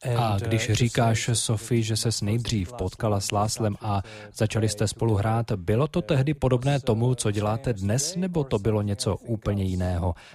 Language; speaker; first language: Czech; native; Czech